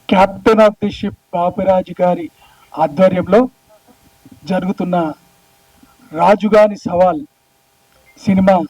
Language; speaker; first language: Telugu; native; Telugu